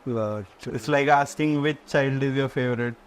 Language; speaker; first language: English; non-native, local second language; Konkani